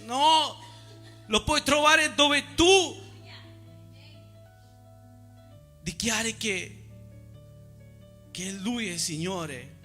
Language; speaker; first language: Italian; non-native, fluent; Spanish